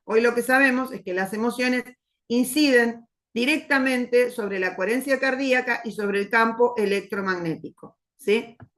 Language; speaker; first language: Spanish; native; Spanish